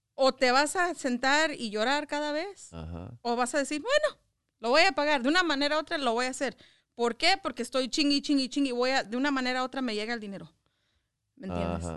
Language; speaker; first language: Spanish; early bilingual, heritage; Spanish